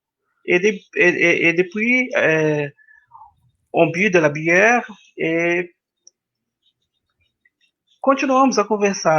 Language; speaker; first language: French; non-native, learner; Portuguese